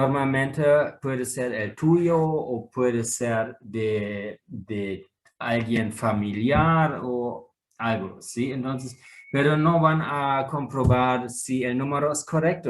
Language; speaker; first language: Spanish; non-native, fluent; German